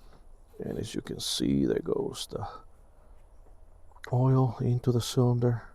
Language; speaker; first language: English; native; English